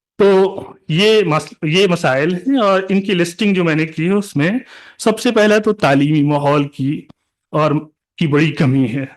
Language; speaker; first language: Urdu; native; Urdu